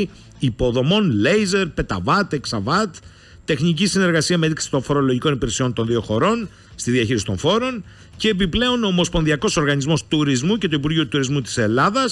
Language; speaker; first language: Greek; native; Greek